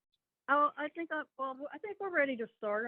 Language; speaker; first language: English; native; English